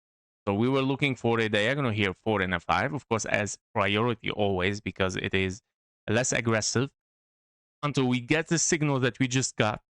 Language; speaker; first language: English; non-native, fluent; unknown